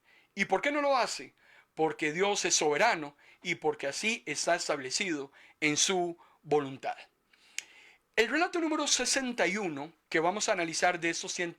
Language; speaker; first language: Spanish; native; Spanish